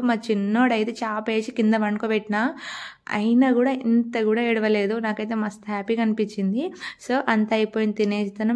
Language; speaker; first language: Telugu; non-native, local second language; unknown